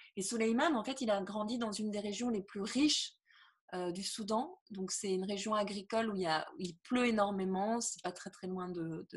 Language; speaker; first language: French; native; French